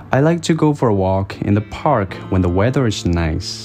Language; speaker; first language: English; non-native, fluent; Burmese